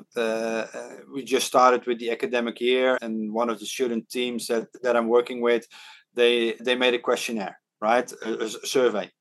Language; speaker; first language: English; non-native, fluent; Dutch